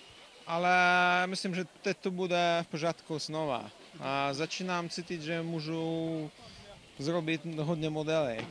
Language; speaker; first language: Czech; non-native, learner; Russian